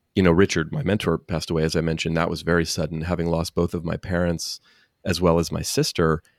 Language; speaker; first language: English; native; English